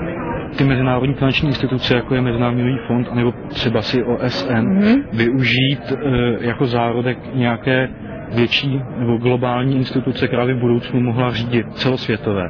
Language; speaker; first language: Czech; native; Czech